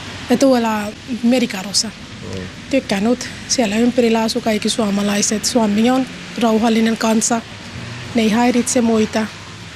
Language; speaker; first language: Finnish; non-native, learner; Urdu